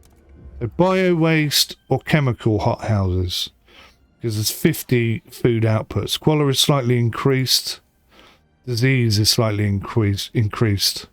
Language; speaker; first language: English; native; English